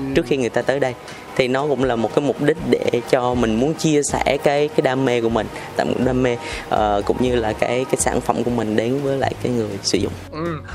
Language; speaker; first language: Vietnamese; native; Vietnamese